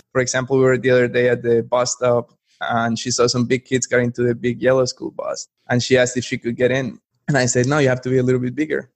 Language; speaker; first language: English; non-native, fluent; Spanish